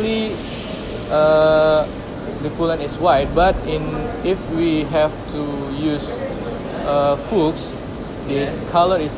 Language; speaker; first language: English; non-native, learner; Indonesian